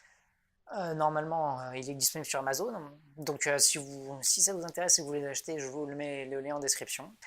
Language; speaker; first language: French; native; French